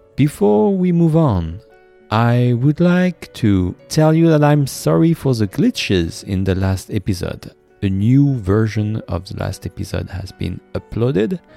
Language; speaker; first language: English; non-native, fluent; French